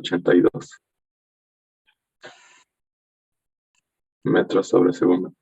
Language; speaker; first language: Spanish; native; Spanish